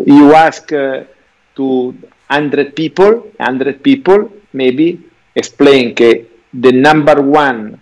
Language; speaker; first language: English; non-native, learner; Italian